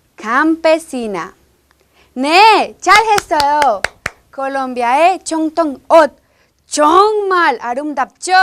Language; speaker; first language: Korean; non-native, learner; Spanish